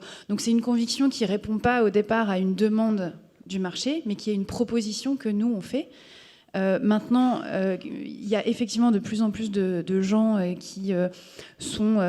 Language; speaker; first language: French; native; French